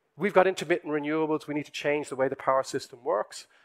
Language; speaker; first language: English; native; English